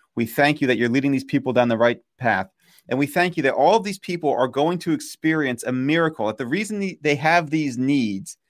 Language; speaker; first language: English; native; English